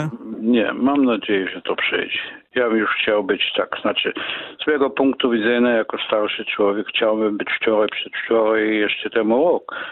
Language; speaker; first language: Polish; non-native, fluent; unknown